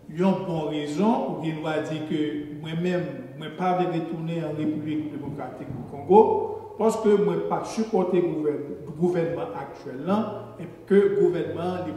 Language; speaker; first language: French; non-native, local second language; Haitian Creole